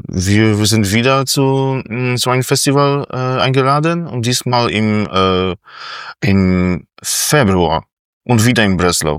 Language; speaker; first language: German; non-native, fluent; Polish